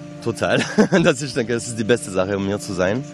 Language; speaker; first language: German; non-native, learner; French